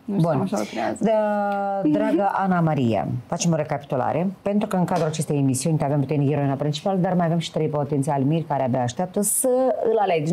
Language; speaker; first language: Romanian; native; Romanian